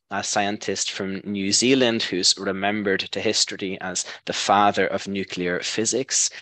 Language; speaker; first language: English; native; English